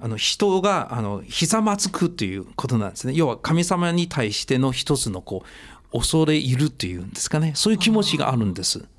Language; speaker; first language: Japanese; non-native, fluent; Chinese